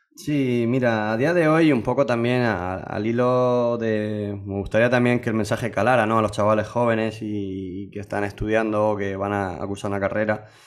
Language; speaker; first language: Spanish; native; Spanish